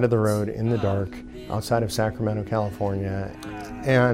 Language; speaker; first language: English; native; English